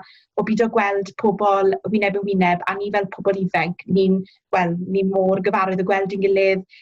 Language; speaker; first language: Welsh; native; Welsh